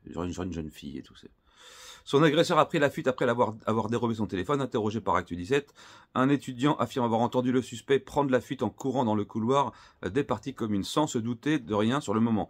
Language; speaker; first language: French; native; French